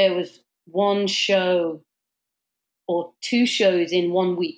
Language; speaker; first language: English; native; English